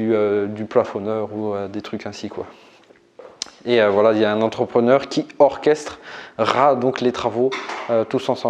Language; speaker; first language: French; native; French